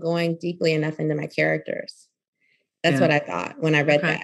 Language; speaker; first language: English; native; English